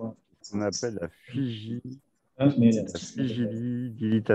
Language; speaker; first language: French; native; French